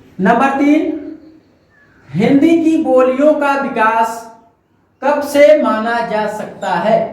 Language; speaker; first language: Hindi; native; Hindi